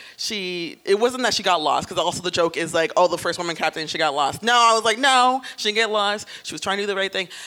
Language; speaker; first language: English; native; English